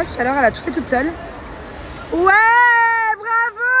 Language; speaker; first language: French; native; French